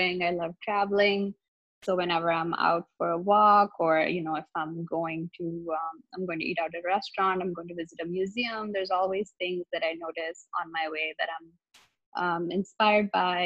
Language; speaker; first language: English; non-native, local second language; Hindi